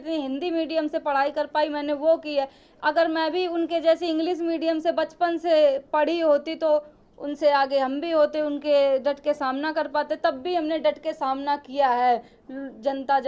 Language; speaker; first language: Hindi; native; Hindi